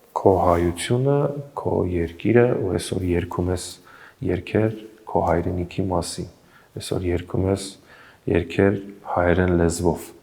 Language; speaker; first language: Armenian; early bilingual, heritage; Armenian